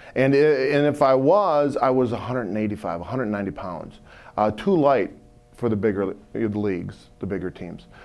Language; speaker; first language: English; native; English